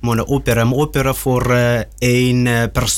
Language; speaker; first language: Dutch; non-native, learner; Russian